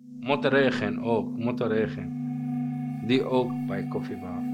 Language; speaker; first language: Dutch; non-native, learner; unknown